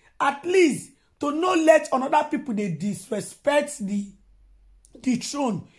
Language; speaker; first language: Nigerian Pidgin; non-native, local second language; Yoruba